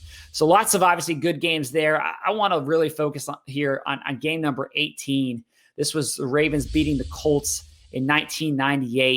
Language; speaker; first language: English; native; English